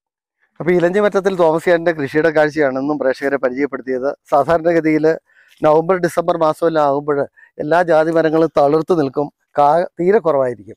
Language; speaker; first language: Malayalam; native; Malayalam